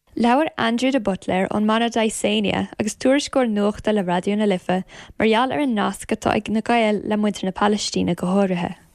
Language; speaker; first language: Irish; native; Irish